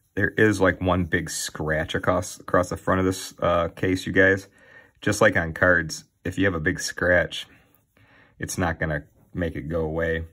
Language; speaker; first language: English; native; English